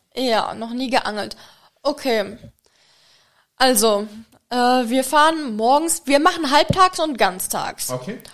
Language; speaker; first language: German; non-native, fluent; Czech